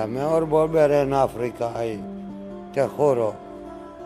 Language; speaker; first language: Spanish; non-native, learner; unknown